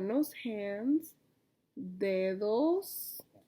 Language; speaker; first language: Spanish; early bilingual, heritage; Spanish